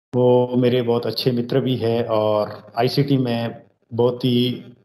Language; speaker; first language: Hindi; native; Hindi